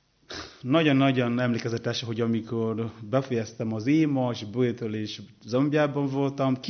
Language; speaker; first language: Hungarian; non-native, learner; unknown